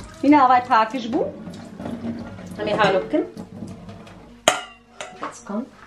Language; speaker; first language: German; non-native, learner; Central Kurdish